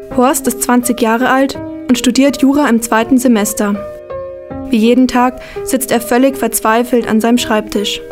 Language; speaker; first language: German; native; German